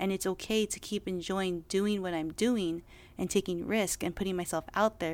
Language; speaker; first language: English; native; English